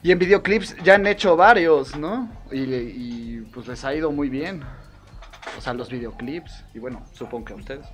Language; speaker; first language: Spanish; native; Spanish